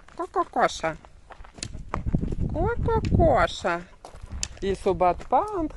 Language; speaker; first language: French; non-native, learner; Russian